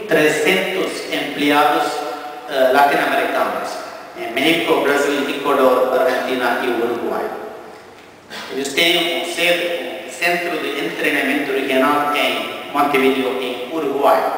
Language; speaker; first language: Spanish; non-native, fluent; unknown